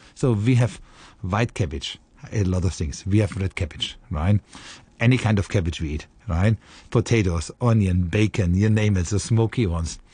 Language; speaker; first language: English; non-native, fluent; German